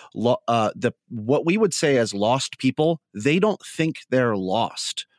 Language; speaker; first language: English; native; English